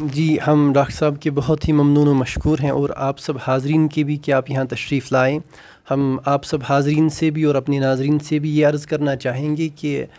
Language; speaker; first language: Urdu; non-native, local second language; Kashmiri